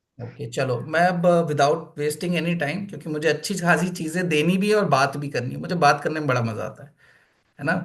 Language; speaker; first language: Hindi; native; Hindi